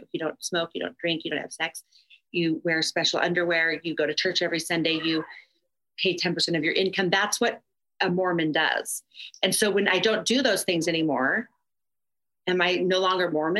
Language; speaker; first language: English; native; English